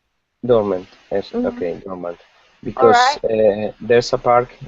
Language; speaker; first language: English; non-native, learner; Spanish